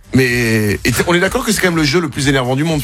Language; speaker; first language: French; native; French